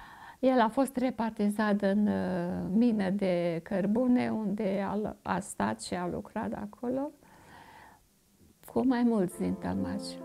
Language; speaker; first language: Romanian; non-native, local second language; German